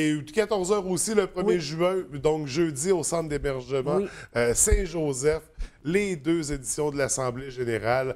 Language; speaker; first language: French; native; French